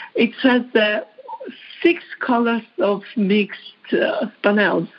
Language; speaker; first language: English; non-native, fluent; Georgian